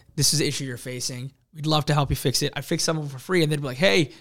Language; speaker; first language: English; early bilingual, other home language; Urdu